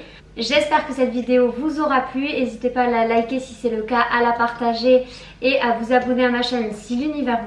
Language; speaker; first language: French; native; French